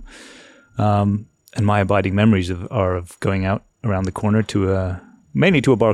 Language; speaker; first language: English; native; English